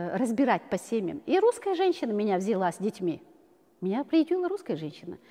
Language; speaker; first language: Russian; non-native, local second language; Chechen